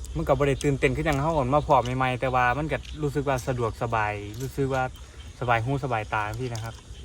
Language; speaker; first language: Thai; native; Thai